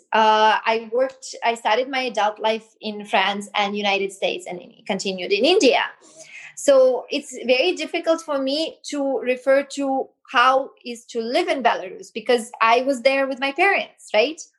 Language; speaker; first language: English; non-native, fluent; Belarusian